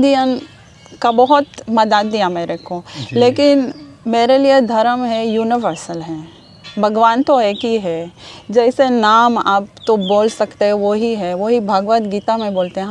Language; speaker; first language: Hindi; non-native, learner; Hebrew